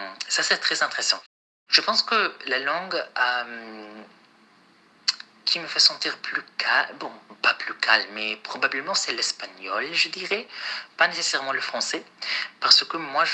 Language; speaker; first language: French; non-native, fluent; Arabic